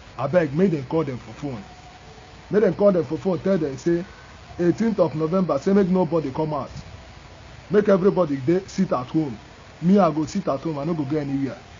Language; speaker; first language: Nigerian Pidgin; non-native, local second language; Igbo